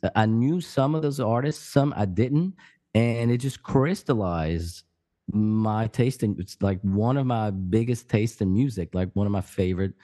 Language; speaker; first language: English; non-native, fluent; French